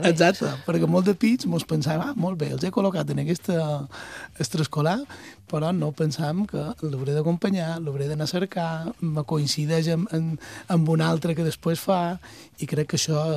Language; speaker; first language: Catalan; native; Catalan